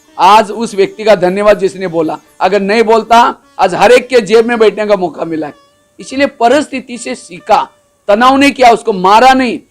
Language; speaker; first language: Hindi; non-native, local second language; Marathi